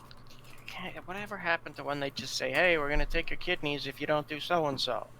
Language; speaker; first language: English; native; English